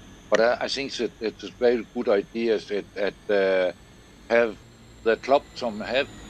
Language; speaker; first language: English; non-native, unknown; Danish